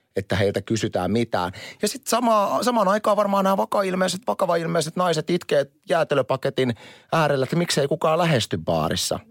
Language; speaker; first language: Finnish; native; Finnish